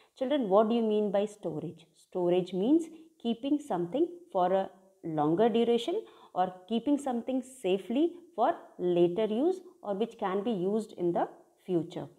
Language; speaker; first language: English; non-native, local second language; Hindi